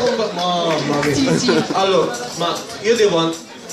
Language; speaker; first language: Italian; native; Italian